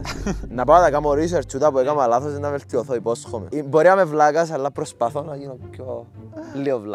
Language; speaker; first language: Greek; native; Greek